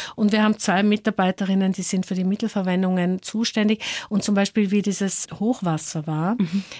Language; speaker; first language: German; native; German